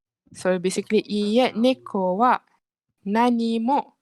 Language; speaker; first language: Japanese; non-native, learner; Malay